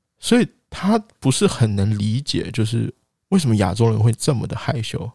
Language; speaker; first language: Chinese; non-native, local second language; Wu Chinese